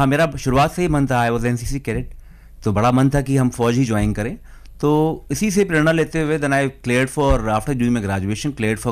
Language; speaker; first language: Hindi; native; Hindi